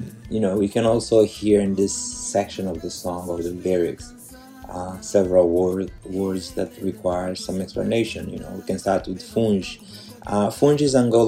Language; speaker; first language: English; non-native, fluent; Portuguese